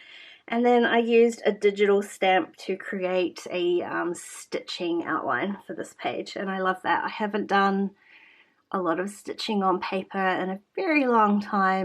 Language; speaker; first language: English; native; English